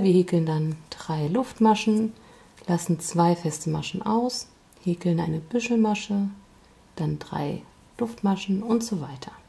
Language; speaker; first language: German; native; German